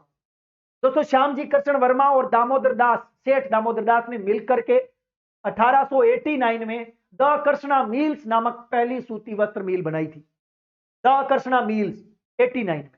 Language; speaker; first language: Hindi; native; Hindi